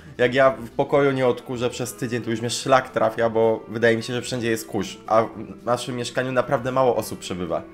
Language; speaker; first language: Polish; native; Polish